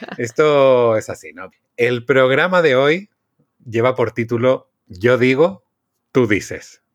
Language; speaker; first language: Spanish; native; Spanish